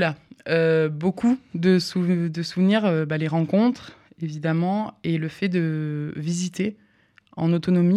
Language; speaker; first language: French; native; French